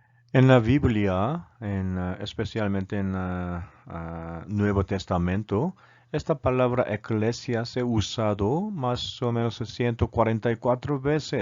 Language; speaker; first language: Spanish; non-native, learner; Korean